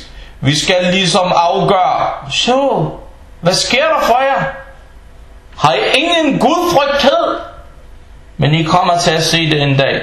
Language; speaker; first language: Danish; non-native, fluent; Arabic